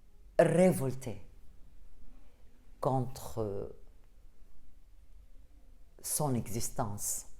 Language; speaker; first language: French; non-native, fluent; Arabic